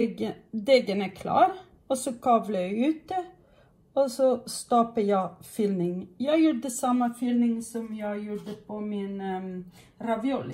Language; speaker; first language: Swedish; non-native, fluent; Portuguese